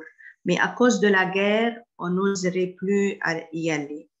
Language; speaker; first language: French; non-native, fluent; Arabic